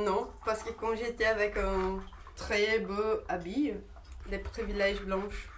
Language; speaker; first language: French; non-native, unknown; Portuguese